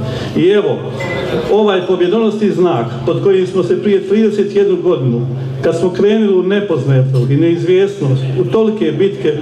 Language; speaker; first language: Croatian; native; Croatian